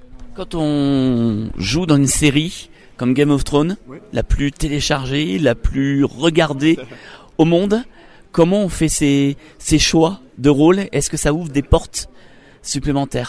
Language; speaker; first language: French; native; French